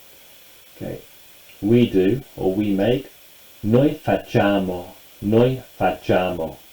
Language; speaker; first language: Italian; non-native, fluent; English